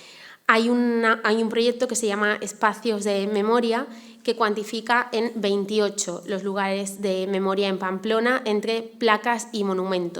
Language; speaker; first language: Spanish; native; Spanish